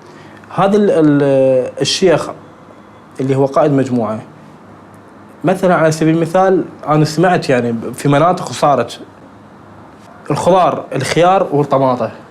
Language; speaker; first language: Arabic; native; Arabic